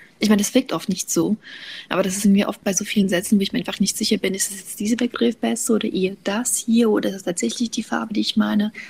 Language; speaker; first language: German; early bilingual, other home language; Russian